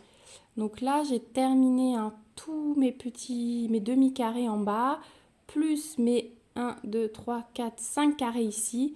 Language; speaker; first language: French; native; French